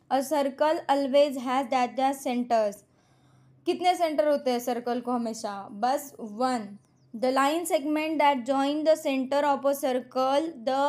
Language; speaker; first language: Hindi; non-native, local second language; Marathi